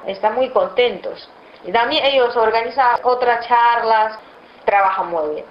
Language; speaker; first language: Spanish; non-native, fluent; Chinese